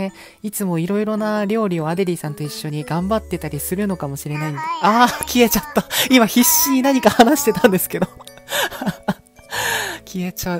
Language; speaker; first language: Japanese; native; Japanese